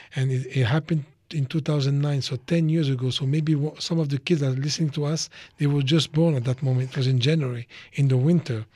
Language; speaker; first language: English; non-native, fluent; French